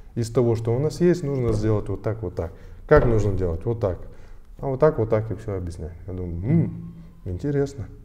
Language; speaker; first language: Russian; native; Russian